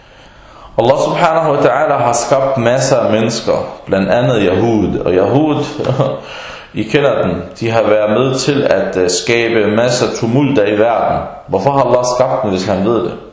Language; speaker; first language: Danish; early bilingual, other home language; Arabic